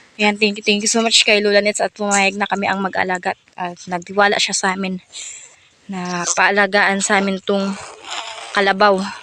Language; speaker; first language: Filipino; non-native, local second language; Cebuano